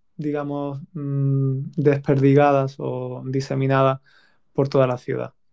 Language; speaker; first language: Spanish; native; Spanish